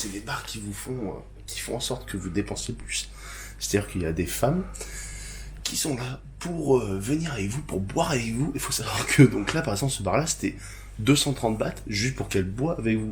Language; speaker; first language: French; native; French